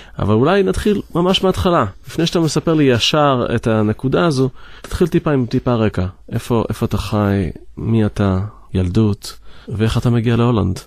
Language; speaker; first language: Hebrew; native; Hebrew